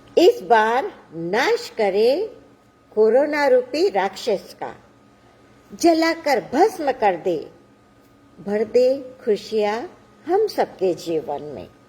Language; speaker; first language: Hindi; non-native, local second language; Gujarati